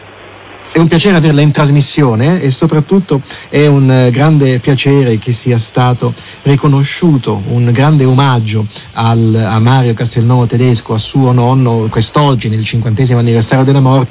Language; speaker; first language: Italian; native; Italian